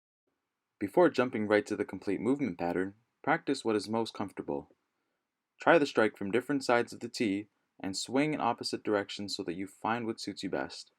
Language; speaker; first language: English; native; English